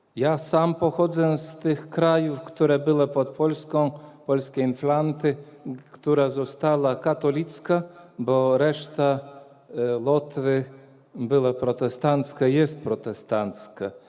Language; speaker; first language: Polish; non-native, fluent; Latvian